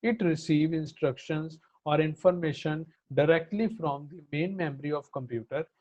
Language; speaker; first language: English; non-native, local second language; Punjabi